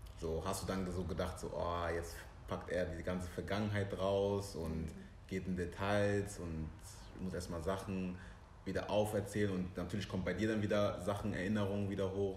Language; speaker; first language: German; early bilingual, other home language; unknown